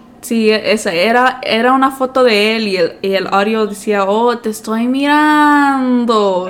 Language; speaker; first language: Spanish; early bilingual, heritage; Spanish